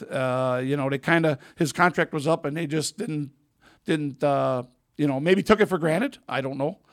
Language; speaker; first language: English; native; English